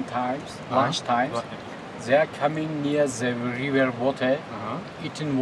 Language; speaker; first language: English; non-native, learner; Tajik